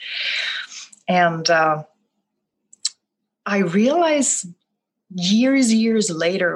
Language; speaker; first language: English; non-native, fluent; Swedish